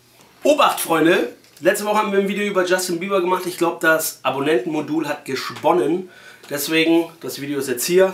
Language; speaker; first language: German; native; German